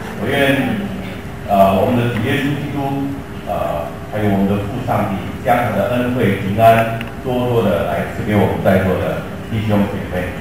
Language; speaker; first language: Chinese; non-native, local second language; Hakka Chinese